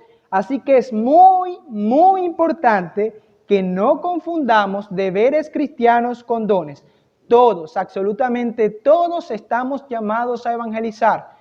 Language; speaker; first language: Spanish; native; Spanish